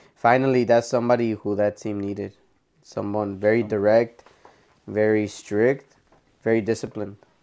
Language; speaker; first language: English; early bilingual, other home language; Spanish